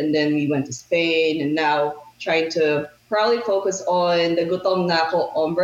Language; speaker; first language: English; non-native, local second language; Filipino